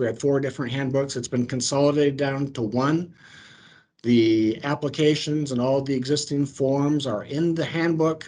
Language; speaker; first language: English; native; English